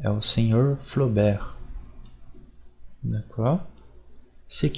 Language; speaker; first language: French; non-native, fluent; Portuguese